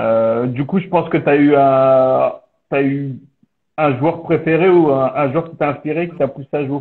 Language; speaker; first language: French; native; French